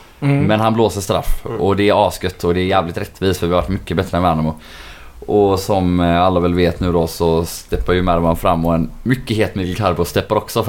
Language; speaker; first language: Swedish; native; Swedish